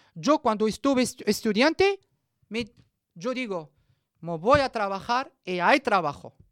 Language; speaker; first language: Spanish; non-native, learner; Arabic